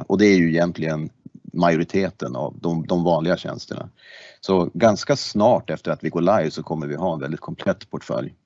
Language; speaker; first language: Swedish; native; Swedish